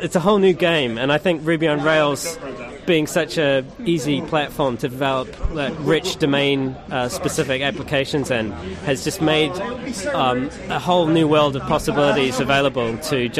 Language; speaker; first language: English; native; English